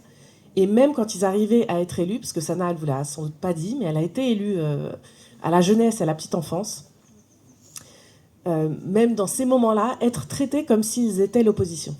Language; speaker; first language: French; native; French